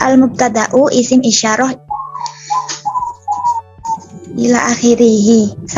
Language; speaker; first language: Arabic; non-native, learner; Indonesian